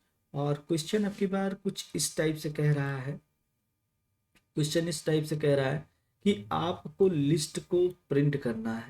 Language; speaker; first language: Hindi; native; Hindi